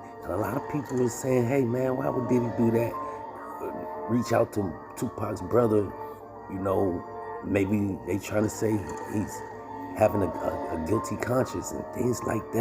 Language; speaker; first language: English; native; English